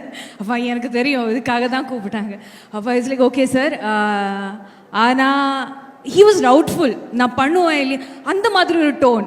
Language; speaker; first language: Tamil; non-native, learner; Malayalam